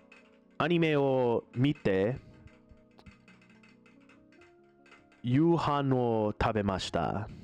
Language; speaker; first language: Japanese; non-native, learner; English